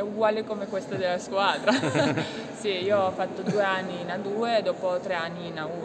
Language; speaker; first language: Italian; non-native, fluent; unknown